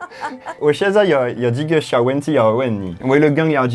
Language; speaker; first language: Chinese; non-native, fluent; French